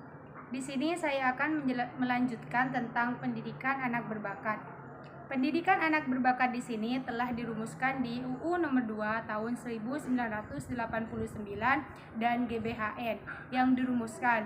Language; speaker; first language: Indonesian; non-native, local second language; Madurese